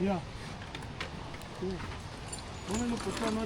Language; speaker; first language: French; non-native, local second language; Swahili